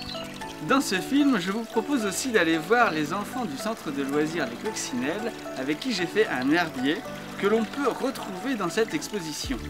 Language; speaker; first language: French; native; French